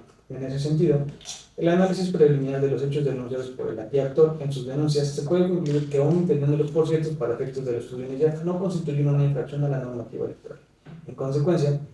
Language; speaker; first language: Spanish; native; Spanish